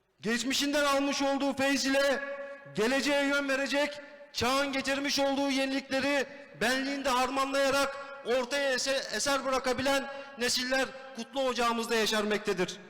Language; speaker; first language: Turkish; native; Turkish